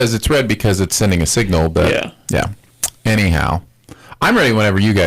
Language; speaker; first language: English; native; English